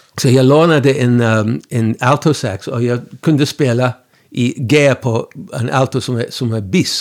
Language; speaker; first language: Swedish; non-native, fluent; English